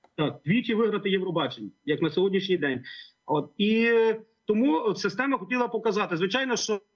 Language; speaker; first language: Ukrainian; native; Ukrainian